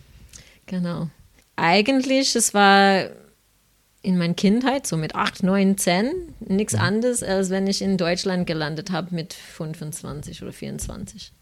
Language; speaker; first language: German; non-native, fluent; English